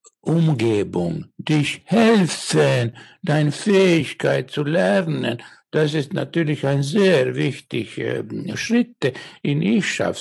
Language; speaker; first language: German; non-native, learner; Finnish